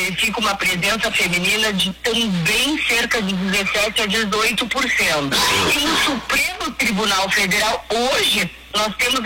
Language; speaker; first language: Portuguese; native; Portuguese